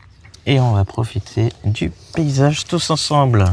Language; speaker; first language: French; native; French